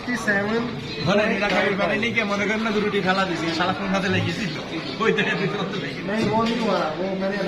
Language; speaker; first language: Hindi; non-native, learner; Bangla